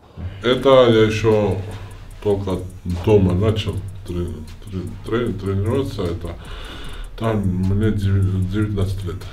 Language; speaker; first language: Russian; non-native, fluent; Georgian